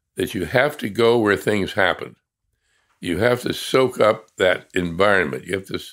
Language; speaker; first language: English; native; English